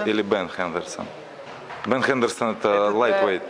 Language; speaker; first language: Russian; native; Russian